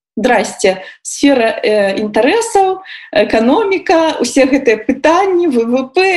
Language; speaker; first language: Belarusian; native; Belarusian